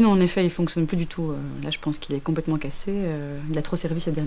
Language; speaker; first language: French; native; French